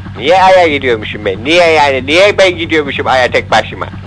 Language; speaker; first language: Turkish; native; Turkish